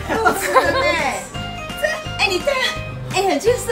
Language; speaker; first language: Chinese; native; Chinese